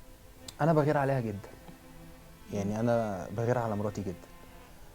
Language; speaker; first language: Arabic; native; Arabic